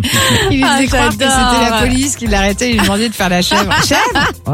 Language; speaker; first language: French; native; French